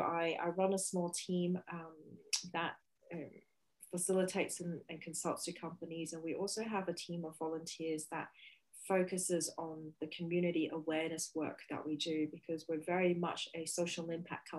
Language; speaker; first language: English; non-native, local second language; Cantonese